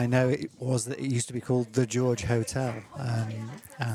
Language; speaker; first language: English; native; English